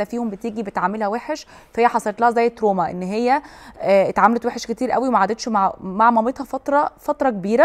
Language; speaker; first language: Arabic; native; Arabic